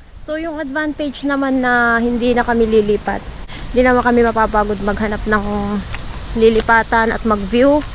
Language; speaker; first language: Filipino; native; Filipino